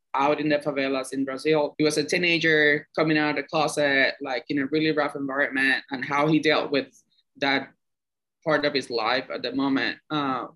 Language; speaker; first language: English; non-native, fluent; Spanish